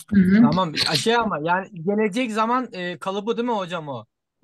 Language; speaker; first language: Turkish; native; Turkish